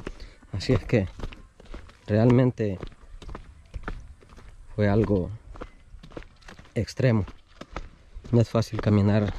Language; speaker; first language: Spanish; native; Spanish